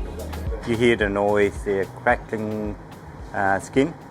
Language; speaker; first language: English; non-native, learner; Vietnamese